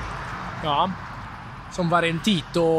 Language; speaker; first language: Swedish; non-native, fluent; Italian